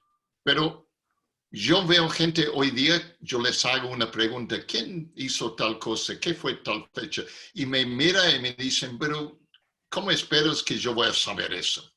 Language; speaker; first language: Spanish; non-native, fluent; English